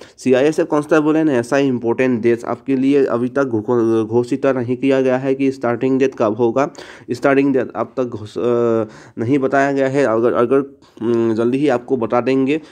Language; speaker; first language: Hindi; non-native, local second language; Assamese